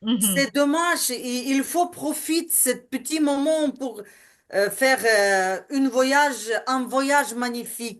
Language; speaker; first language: French; non-native, learner; Ukrainian